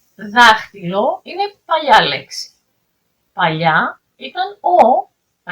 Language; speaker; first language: Greek; native; Greek